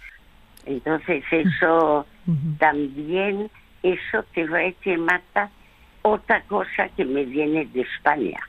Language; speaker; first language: Spanish; early bilingual, other home language; French